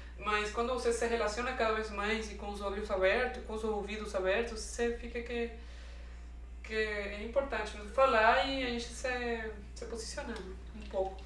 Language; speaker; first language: Portuguese; non-native, fluent; Spanish